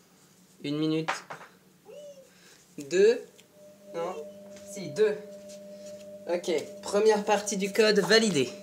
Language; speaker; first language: French; native; French